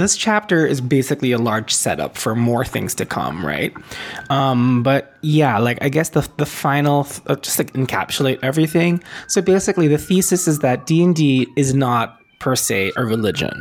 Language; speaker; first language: English; non-native, local second language; Filipino